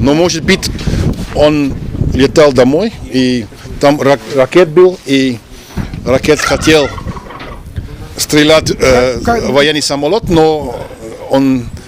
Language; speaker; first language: Russian; non-native, learner; Dutch